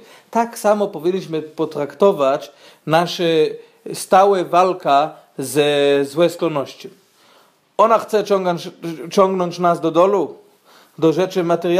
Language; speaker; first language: Polish; non-native, fluent; Hebrew